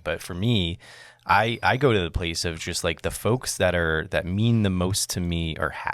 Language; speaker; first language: English; native; English